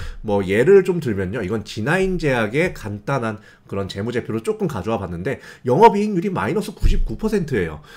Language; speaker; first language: Korean; native; Korean